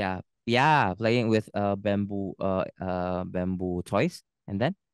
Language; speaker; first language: English; non-native, learner; Indonesian